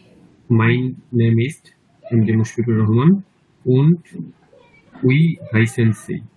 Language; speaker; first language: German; non-native, learner; Bangla